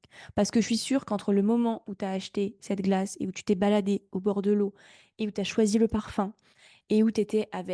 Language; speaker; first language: French; native; French